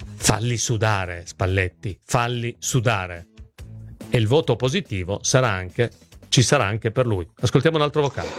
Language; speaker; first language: Italian; native; Italian